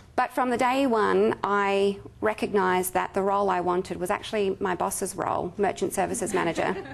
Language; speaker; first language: English; native; English